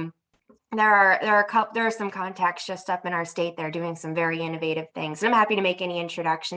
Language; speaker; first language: English; native; English